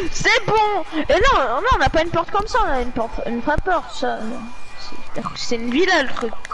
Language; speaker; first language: French; native; French